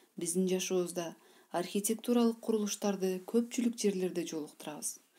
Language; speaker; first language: Kyrgyz; non-native, local second language; Uzbek